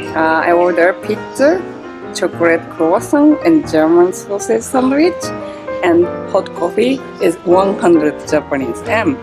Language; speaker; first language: English; non-native, learner; Japanese